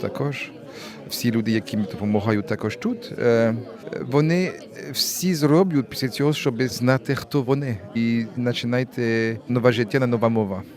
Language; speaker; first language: Ukrainian; non-native, learner; French